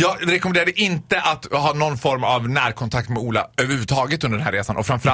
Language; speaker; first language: Swedish; native; Swedish